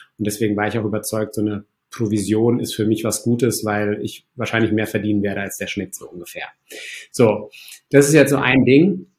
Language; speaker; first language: German; early bilingual, other home language; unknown